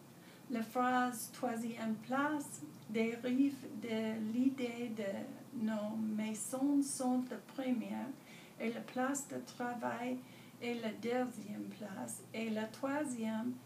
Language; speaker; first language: French; non-native, learner; English